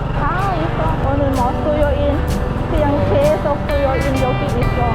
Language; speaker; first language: Korean; non-native, learner; Thai